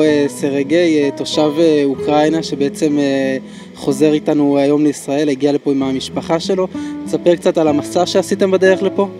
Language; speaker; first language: Hebrew; native; Hebrew